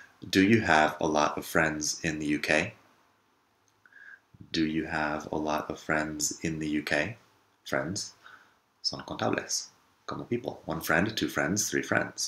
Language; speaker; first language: English; native; English